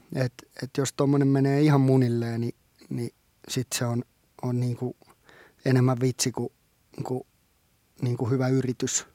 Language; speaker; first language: Finnish; non-native, local second language; Swedish